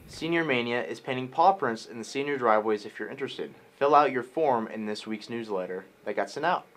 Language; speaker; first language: English; native; English